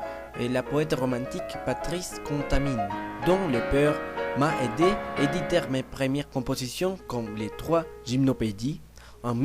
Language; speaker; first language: French; non-native, learner; Spanish